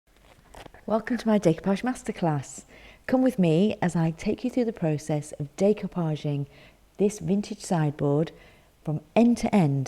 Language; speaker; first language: English; native; English